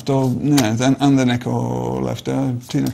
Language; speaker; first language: Greek; non-native, learner; English